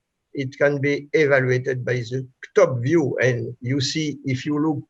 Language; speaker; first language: English; non-native, fluent; French